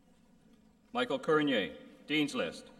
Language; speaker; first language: English; native; English